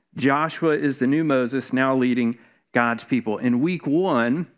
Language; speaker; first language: English; native; English